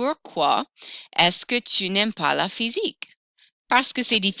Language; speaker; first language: French; non-native, fluent; English